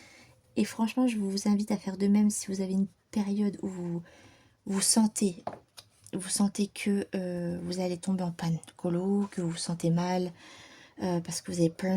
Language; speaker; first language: French; native; French